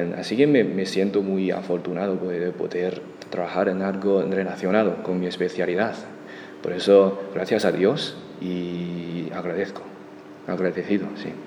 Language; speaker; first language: Spanish; non-native, fluent; Chinese